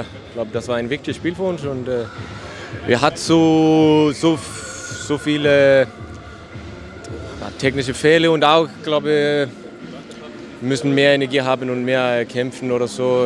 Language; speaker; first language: German; non-native, learner; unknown